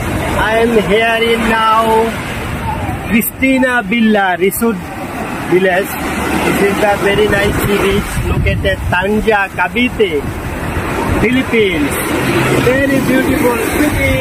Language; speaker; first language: English; non-native, learner; Bangla